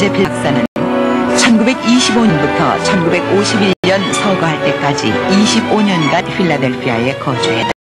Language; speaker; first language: Korean; native; Korean